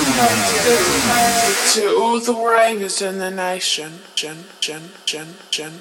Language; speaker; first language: English; native; English